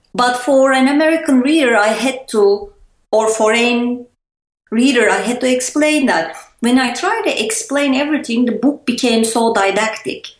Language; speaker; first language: English; non-native, fluent; Turkish